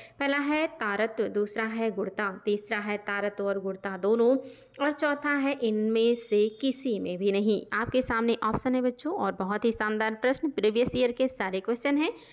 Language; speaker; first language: Hindi; native; Hindi